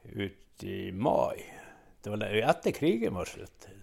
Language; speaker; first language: Norwegian; native; Norwegian